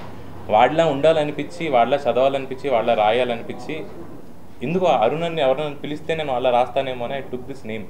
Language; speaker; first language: Telugu; native; Telugu